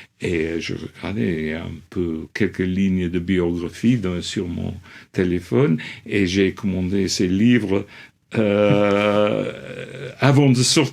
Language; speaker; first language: French; non-native, fluent; English